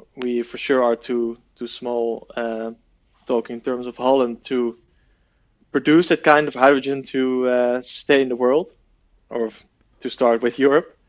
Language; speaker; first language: English; non-native, fluent; Dutch